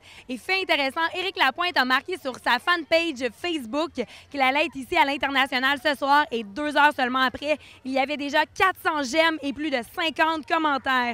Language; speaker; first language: French; native; French